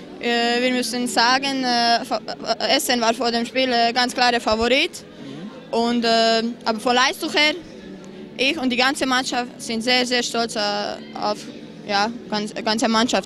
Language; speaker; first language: German; non-native, fluent; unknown